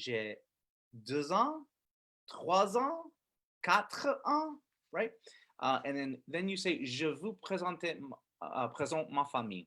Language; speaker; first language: French; non-native, fluent; English